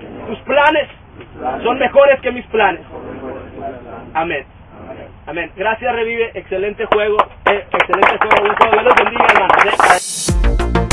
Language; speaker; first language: Spanish; native; Spanish